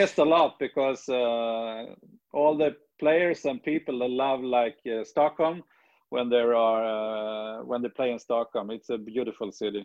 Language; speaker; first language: English; non-native, fluent; Swedish